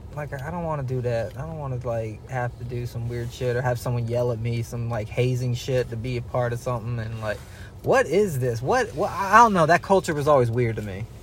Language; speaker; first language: English; native; English